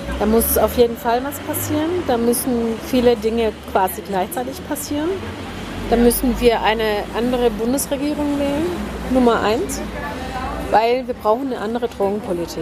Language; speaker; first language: German; early bilingual, heritage; German